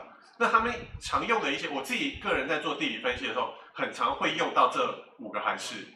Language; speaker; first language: Chinese; native; Chinese